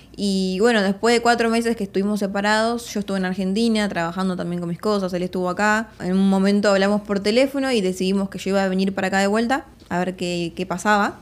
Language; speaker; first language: Spanish; native; Spanish